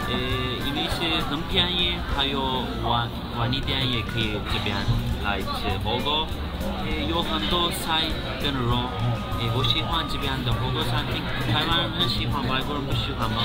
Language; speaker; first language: Chinese; non-native, learner; Turkish